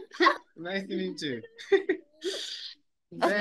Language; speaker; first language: English; non-native, learner; Japanese